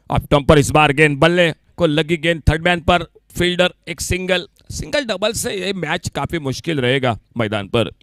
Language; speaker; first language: Hindi; non-native, local second language; Marathi